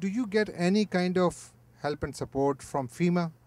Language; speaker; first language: English; non-native, fluent; Urdu